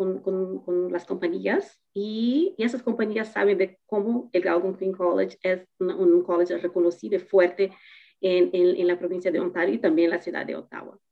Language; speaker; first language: Spanish; non-native, learner; Portuguese